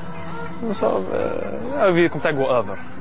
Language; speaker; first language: Swedish; non-native, learner; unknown